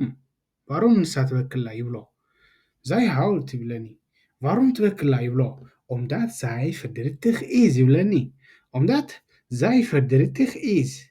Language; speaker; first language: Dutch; non-native, learner; Tigrinya